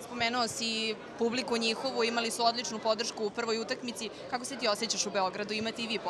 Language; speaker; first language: Serbian; native; Serbian